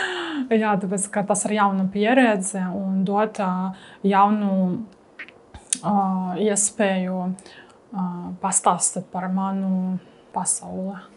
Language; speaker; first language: Latvian; non-native, learner; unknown